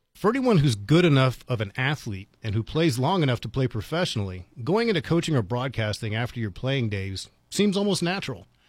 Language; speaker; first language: English; native; English